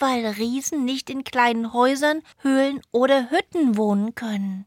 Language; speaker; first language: German; native; German